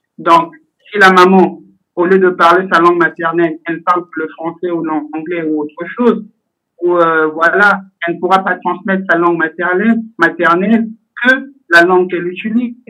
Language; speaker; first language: French; native; French